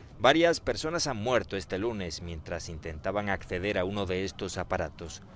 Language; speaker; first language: Spanish; native; Spanish